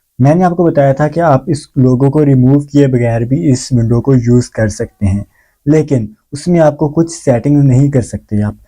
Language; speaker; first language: Urdu; native; Urdu